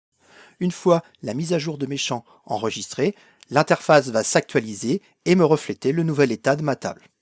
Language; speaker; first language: French; native; French